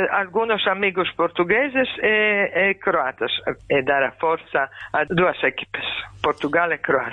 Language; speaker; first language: Portuguese; non-native, fluent; Croatian